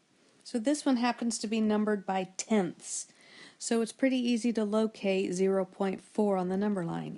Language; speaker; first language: English; native; English